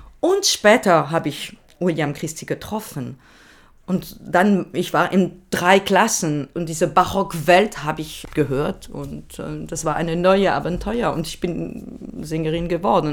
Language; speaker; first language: German; non-native, learner; French